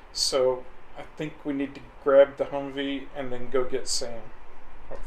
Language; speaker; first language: English; native; English